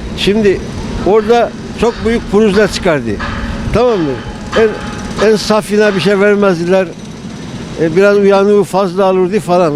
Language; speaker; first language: Turkish; native; Turkish